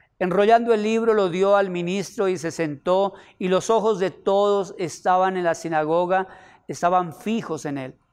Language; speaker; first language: Spanish; native; Spanish